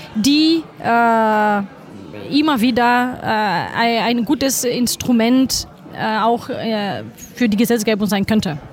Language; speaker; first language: German; non-native, fluent; Greek